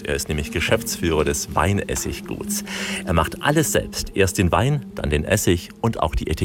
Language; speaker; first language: German; native; German